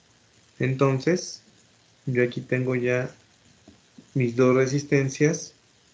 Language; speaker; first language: Spanish; native; Spanish